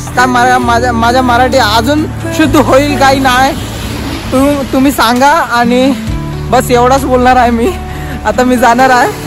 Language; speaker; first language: Marathi; non-native, local second language; Hindi